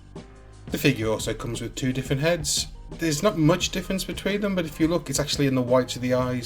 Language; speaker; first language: English; native; English